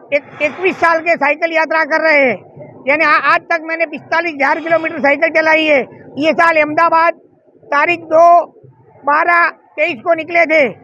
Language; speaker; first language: Hindi; native; Hindi